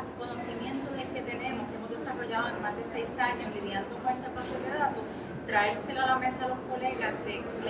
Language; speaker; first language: Spanish; native; Spanish